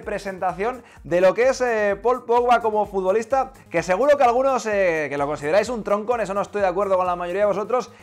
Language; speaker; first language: Spanish; native; Spanish